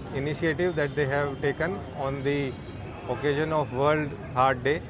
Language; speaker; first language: English; non-native, local second language; Hindi